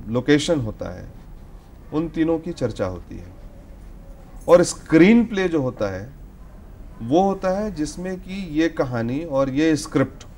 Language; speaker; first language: Hindi; native; Hindi